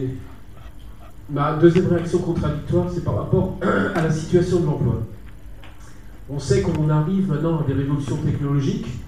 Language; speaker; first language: French; native; French